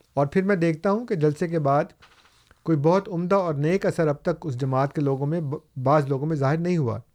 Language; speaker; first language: Urdu; native; Urdu